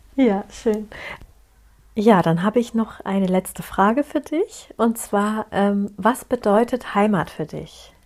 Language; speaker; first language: German; early bilingual, other home language; Turkish